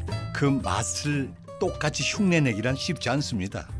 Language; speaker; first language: Korean; native; Korean